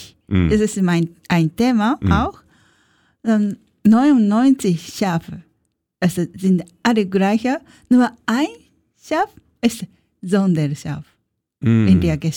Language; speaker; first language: German; non-native, learner; Japanese